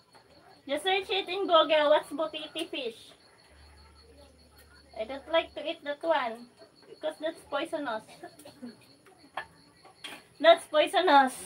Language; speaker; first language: English; non-native, local second language; Cebuano